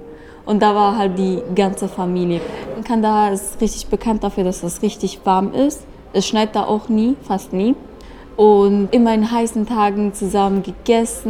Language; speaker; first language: German; early bilingual, other home language; Persian